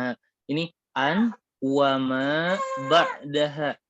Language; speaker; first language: Arabic; non-native, fluent; Indonesian